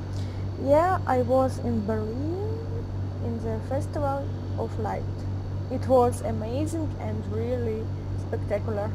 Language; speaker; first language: English; non-native, learner; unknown